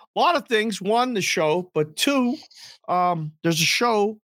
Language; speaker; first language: English; native; English